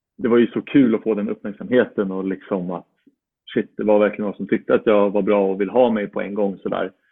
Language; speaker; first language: Swedish; native; Swedish